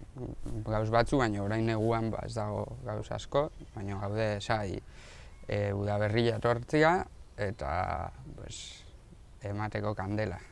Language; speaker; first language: Basque; non-native, local second language; Spanish